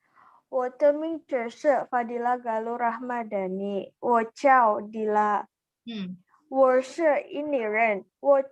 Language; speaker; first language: Chinese; non-native, learner; Indonesian